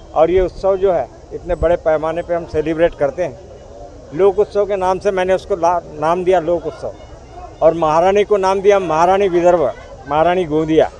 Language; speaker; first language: Hindi; non-native, local second language; Marathi